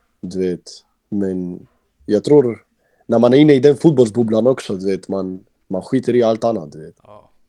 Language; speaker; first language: Swedish; early bilingual, other home language; Albanian